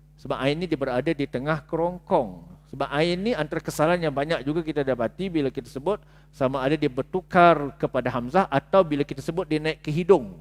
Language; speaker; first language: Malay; native; Malay